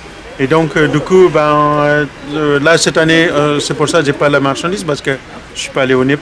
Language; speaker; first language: French; non-native, learner; Nepali